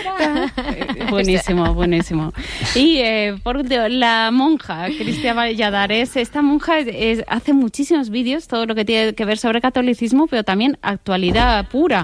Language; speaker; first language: Spanish; native; Spanish